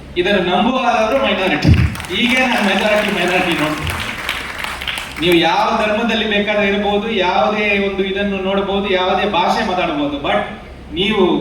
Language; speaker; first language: Kannada; non-native, fluent; Tamil